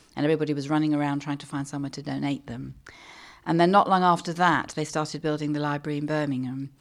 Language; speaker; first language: English; native; English